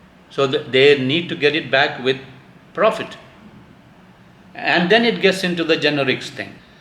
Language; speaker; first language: English; non-native, local second language; Malayalam